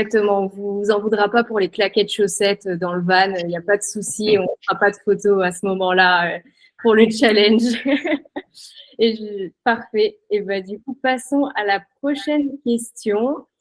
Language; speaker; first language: French; native; French